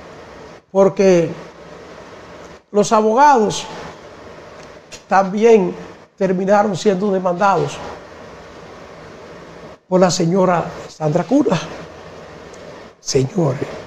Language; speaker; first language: Spanish; native; Spanish